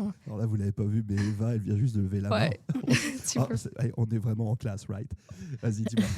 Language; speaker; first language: French; native; French